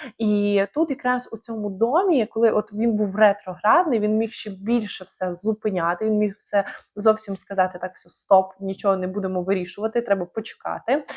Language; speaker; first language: Ukrainian; non-native, local second language; Russian